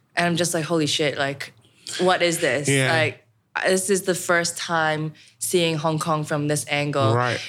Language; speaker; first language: English; non-native, local second language; Cantonese